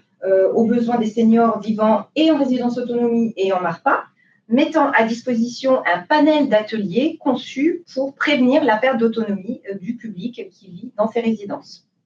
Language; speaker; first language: French; native; French